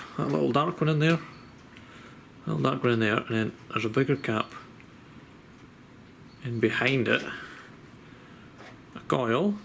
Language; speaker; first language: English; native; English